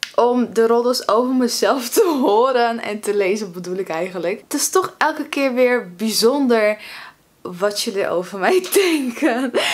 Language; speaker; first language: Dutch; early bilingual, other home language; Russian